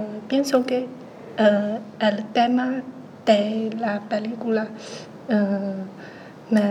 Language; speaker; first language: Spanish; non-native, learner; Chinese